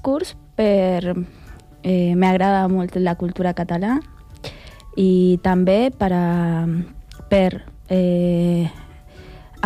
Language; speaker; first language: Catalan; non-native, learner; Spanish